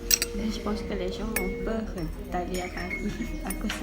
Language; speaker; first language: French; non-native, learner; Malay